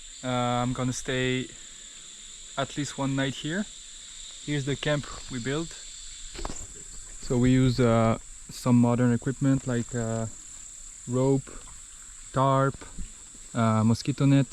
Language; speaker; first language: English; non-native, fluent; French